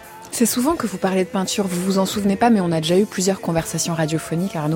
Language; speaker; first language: French; native; French